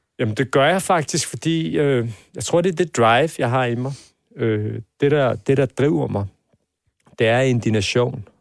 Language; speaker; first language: Danish; early bilingual, other home language; Persian